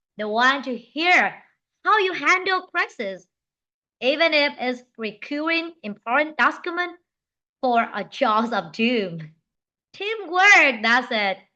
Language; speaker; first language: English; non-native, fluent; Vietnamese